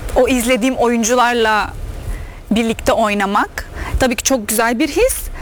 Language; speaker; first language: Turkish; non-native, fluent; Arabic